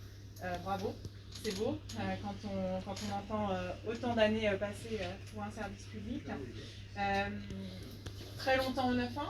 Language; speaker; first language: French; native; French